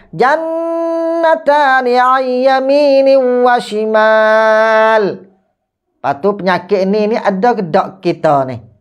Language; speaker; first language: Malay; native; Malay